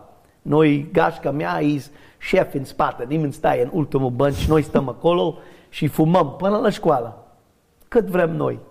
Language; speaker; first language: Romanian; non-native, learner; English